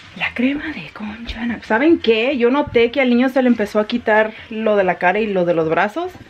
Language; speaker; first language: Spanish; early bilingual, heritage; Spanish